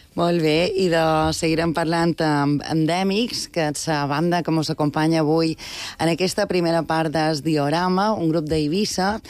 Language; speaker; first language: Catalan; native; Catalan